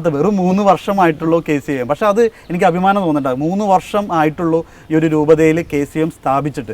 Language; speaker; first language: Malayalam; native; Malayalam